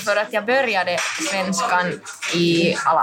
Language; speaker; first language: Swedish; non-native, learner; Finnish